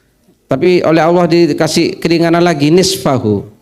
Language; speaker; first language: Indonesian; native; Indonesian